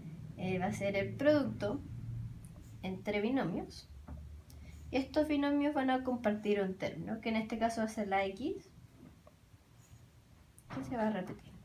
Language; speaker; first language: Spanish; native; Spanish